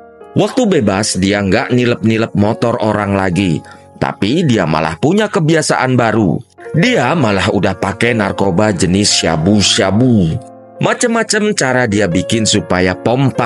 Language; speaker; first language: Indonesian; native; Indonesian